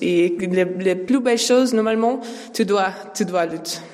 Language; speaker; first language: French; non-native, learner; English